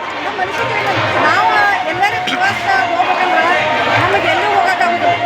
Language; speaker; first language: Kannada; native; Kannada